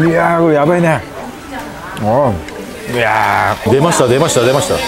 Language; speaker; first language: Japanese; non-native, fluent; Korean